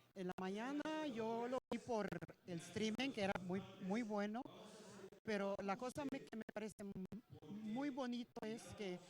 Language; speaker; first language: Spanish; non-native, fluent; Papiamento